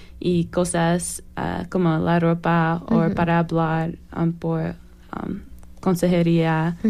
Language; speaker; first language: Spanish; non-native, learner; English